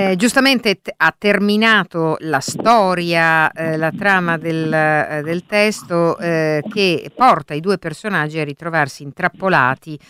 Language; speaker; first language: Italian; native; Italian